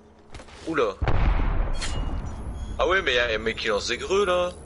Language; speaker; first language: French; native; French